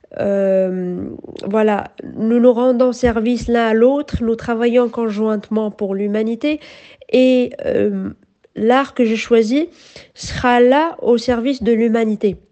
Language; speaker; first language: French; non-native, local second language; Arabic